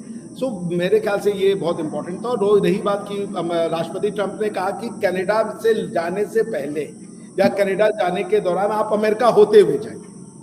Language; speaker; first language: Hindi; native; Hindi